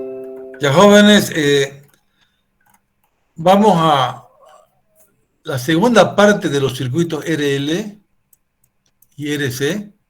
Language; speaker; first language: Spanish; native; Spanish